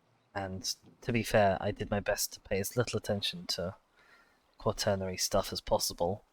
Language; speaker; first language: English; native; English